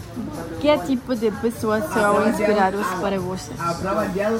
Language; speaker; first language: Portuguese; non-native, learner; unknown